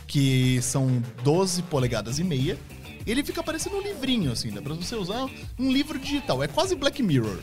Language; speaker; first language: Portuguese; native; Portuguese